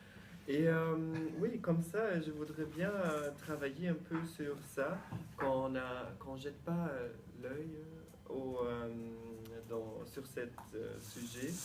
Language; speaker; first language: French; non-native, learner; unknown